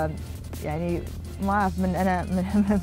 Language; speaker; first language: Arabic; native; Arabic